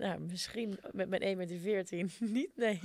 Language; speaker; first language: Dutch; native; Dutch